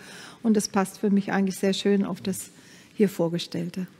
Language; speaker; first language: German; native; German